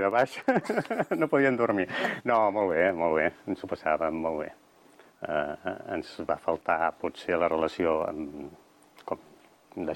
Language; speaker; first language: Catalan; native; Catalan